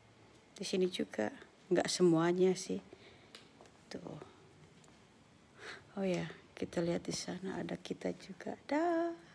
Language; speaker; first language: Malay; non-native, local second language; Sundanese